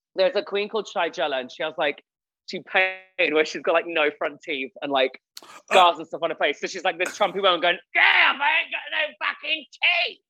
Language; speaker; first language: English; native; English